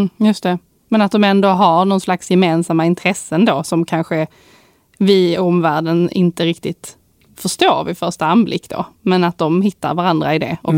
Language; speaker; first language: Swedish; native; Swedish